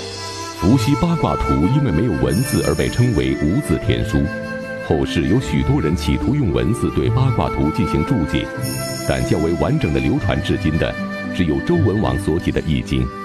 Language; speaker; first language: Chinese; native; Chinese